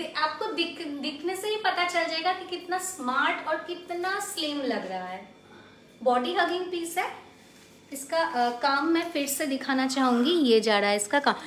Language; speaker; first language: Hindi; non-native, local second language; Bangla